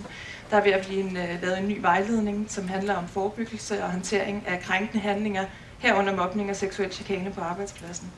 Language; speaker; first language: Danish; native; Danish